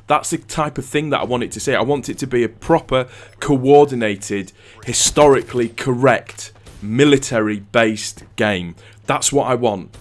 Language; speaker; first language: English; native; English